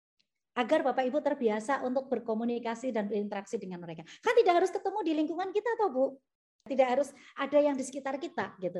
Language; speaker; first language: Indonesian; native; Indonesian